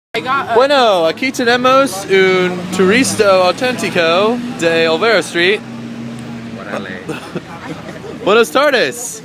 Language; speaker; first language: Spanish; non-native, learner; English